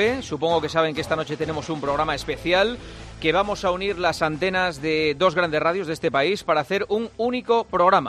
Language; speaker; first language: Spanish; native; Spanish